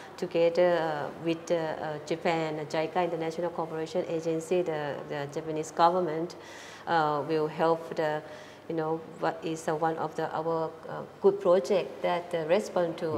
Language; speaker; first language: English; non-native, fluent; Thai